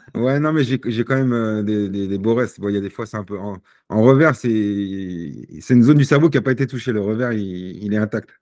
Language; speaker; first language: French; native; French